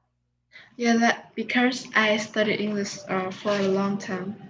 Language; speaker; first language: English; non-native, learner; Vietnamese